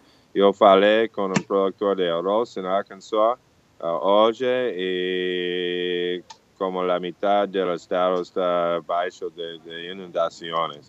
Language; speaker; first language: Portuguese; non-native, fluent; English